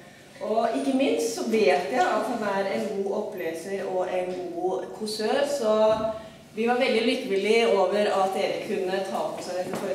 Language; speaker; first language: Norwegian; non-native, fluent; Italian